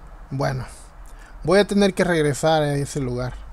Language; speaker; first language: Spanish; native; Spanish